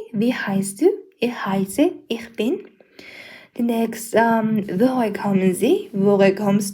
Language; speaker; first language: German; non-native, learner; Mongolian